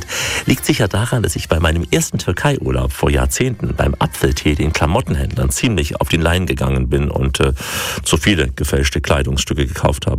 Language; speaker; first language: German; native; German